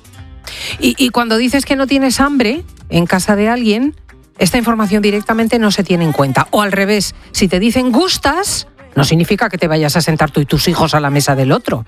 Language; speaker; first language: Spanish; native; Spanish